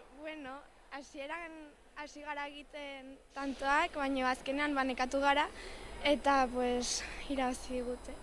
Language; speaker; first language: Basque; non-native, local second language; Spanish